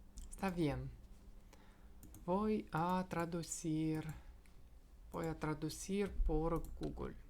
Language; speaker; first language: Spanish; non-native, learner; Russian